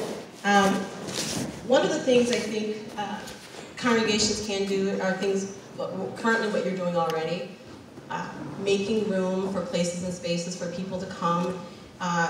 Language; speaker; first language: English; native; English